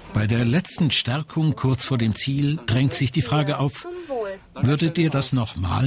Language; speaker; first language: German; native; German